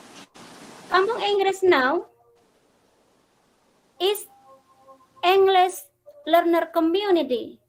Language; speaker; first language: English; non-native, fluent; Indonesian